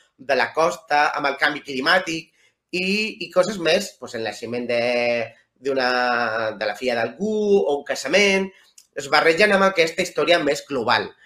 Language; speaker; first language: Catalan; non-native, local second language; Spanish